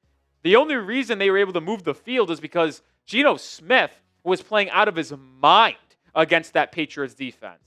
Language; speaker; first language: English; native; English